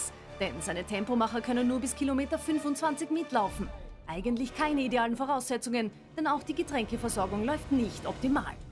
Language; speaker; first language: German; native; German